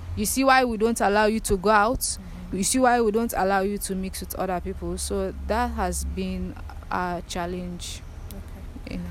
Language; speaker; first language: English; non-native, local second language; Krio